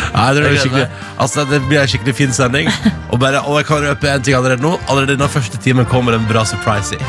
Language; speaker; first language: Norwegian; native; Norwegian